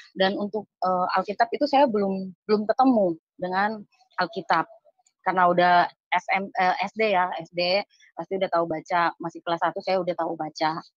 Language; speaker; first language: Indonesian; native; Indonesian